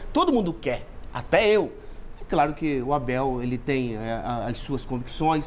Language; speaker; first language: Portuguese; native; Portuguese